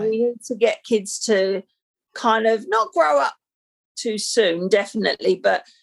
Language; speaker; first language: English; native; English